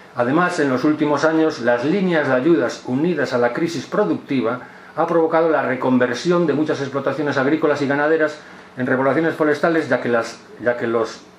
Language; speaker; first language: Spanish; non-native, local second language; Galician